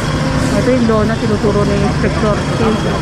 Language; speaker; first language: Filipino; native; Filipino